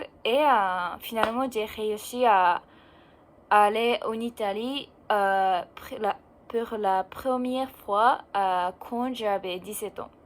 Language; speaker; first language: French; non-native, learner; Japanese